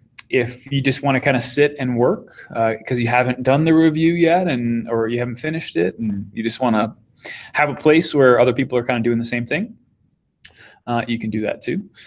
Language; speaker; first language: English; native; English